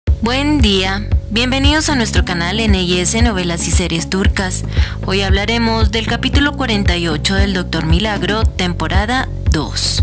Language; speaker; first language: Spanish; native; Spanish